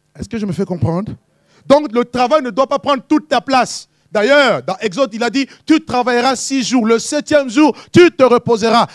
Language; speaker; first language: French; non-native, local second language; Lingala